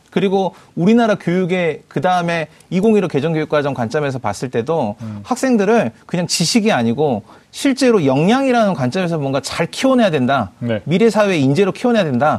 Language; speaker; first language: Korean; native; Korean